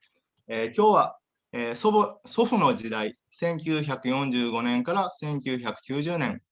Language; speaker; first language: Japanese; native; Japanese